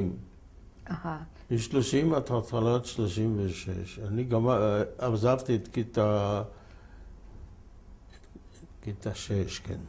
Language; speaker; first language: Hebrew; non-native, fluent; German